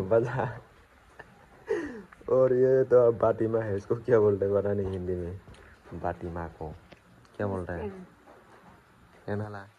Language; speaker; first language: Hindi; non-native, learner; Kok Borok